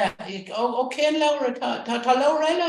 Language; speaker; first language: Irish; non-native, local second language; English